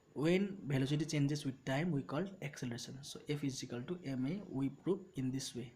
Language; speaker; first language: English; non-native, local second language; Nepali